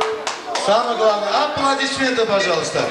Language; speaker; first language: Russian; non-native, local second language; Azerbaijani